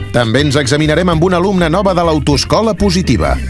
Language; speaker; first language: Catalan; native; Catalan